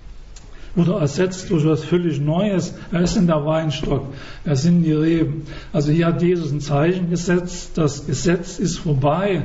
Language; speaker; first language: German; native; German